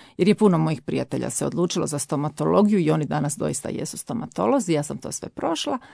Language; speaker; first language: Croatian; native; Croatian